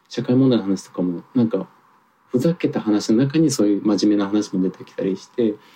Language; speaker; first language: Japanese; native; Japanese